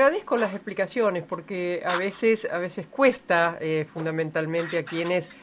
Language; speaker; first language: Spanish; native; Spanish